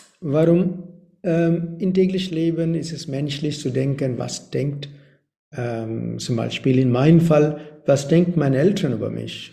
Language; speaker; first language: German; non-native, learner; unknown